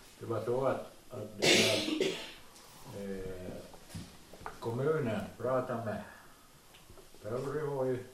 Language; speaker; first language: Swedish; native; Swedish